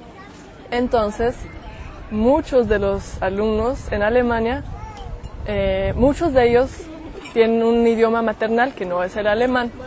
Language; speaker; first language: Spanish; non-native, fluent; German